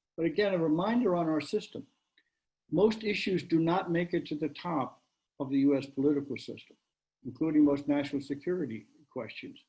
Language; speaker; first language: English; native; English